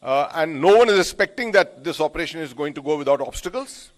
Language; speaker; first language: English; non-native, local second language; Hindi